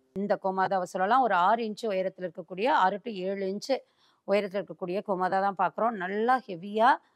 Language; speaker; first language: Tamil; native; Tamil